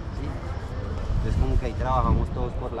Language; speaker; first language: Spanish; native; Spanish